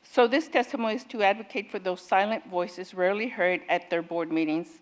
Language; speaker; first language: English; native; English